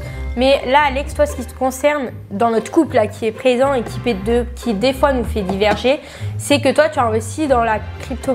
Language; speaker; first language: French; native; French